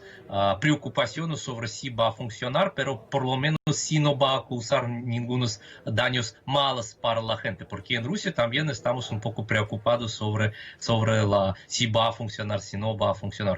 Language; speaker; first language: Spanish; non-native, fluent; Russian